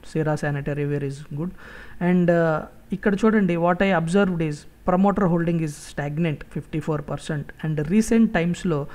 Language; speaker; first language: English; non-native, local second language; Telugu